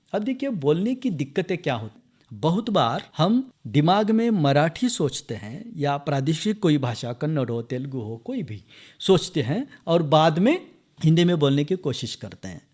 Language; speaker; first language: Hindi; non-native, local second language; Marathi